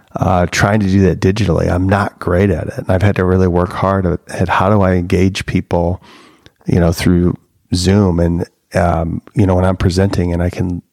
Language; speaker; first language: English; native; English